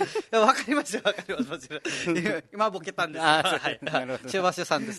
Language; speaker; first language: Japanese; non-native, fluent; Nepali